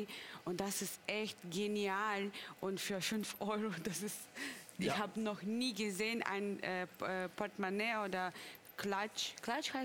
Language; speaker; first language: German; non-native, fluent; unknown